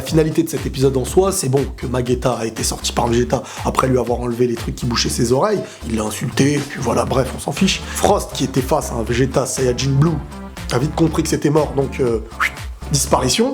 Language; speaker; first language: French; native; French